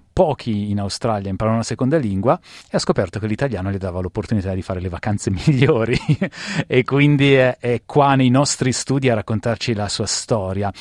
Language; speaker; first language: Italian; native; Italian